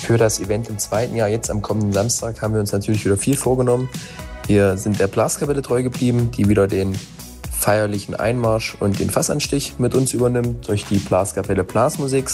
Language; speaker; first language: German; native; German